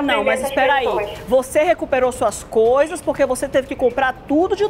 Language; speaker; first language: Portuguese; native; Portuguese